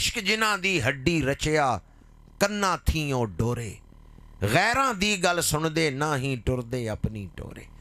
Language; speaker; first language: Urdu; non-native, local second language; Punjabi